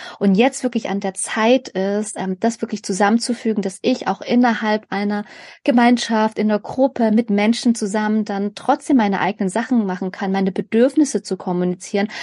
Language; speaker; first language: German; early bilingual, other home language; Vietnamese